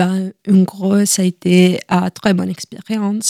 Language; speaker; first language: French; non-native, learner; Italian